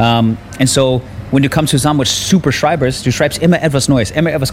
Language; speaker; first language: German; non-native, learner; English